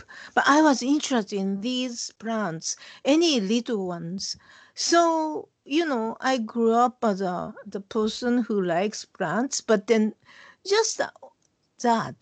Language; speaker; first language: English; non-native, fluent; Japanese